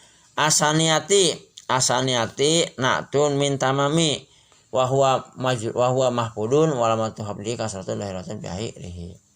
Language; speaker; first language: Arabic; non-native, fluent; Sundanese